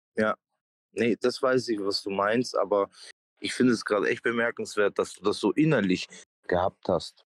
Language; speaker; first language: German; native; German